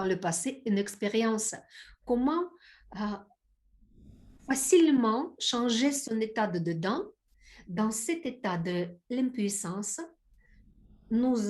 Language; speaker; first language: French; non-native, learner; Russian